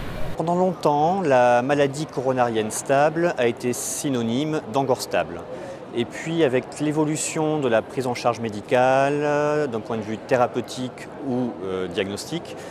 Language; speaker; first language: French; native; French